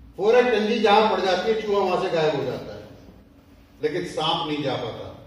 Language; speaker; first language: Hindi; non-native, local second language; Punjabi